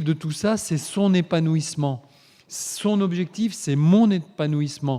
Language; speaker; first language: French; native; French